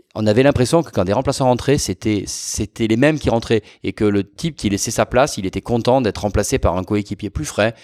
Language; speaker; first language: French; native; French